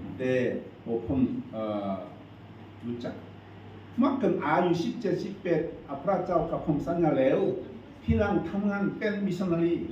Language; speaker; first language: Thai; non-native, learner; Korean